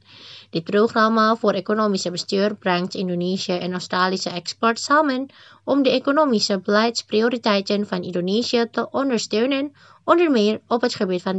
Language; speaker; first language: Dutch; non-native, fluent; Indonesian